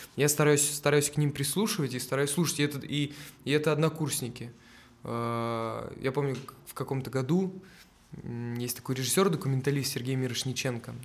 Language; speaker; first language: Russian; native; Russian